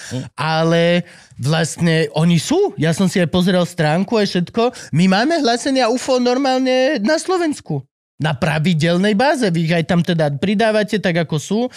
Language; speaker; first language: Slovak; native; Slovak